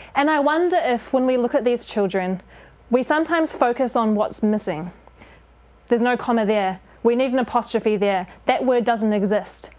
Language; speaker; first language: English; native; English